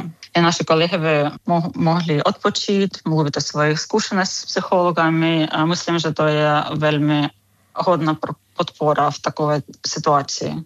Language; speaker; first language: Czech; non-native, fluent; Ukrainian